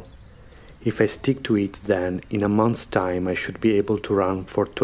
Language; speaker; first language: English; non-native, fluent; Italian